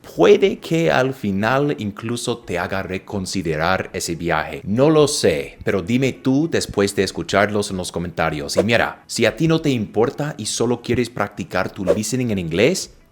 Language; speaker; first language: Spanish; non-native, fluent; English